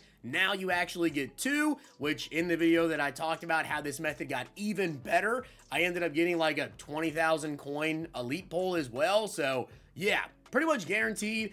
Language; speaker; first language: English; native; English